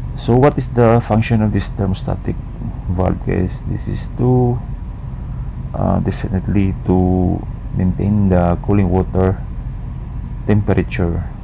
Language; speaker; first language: English; non-native, local second language; Filipino